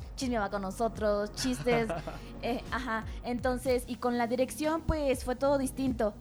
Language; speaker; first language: Spanish; native; Spanish